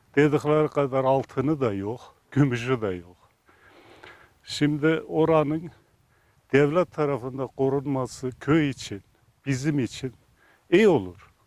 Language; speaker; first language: Turkish; native; Turkish